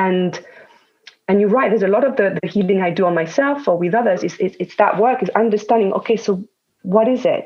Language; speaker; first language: English; non-native, fluent; French